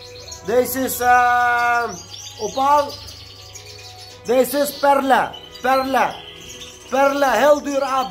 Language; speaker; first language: Dutch; non-native, learner; Turkish